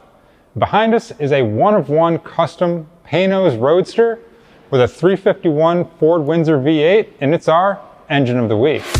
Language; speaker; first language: English; native; English